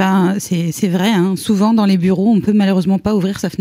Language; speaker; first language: French; native; French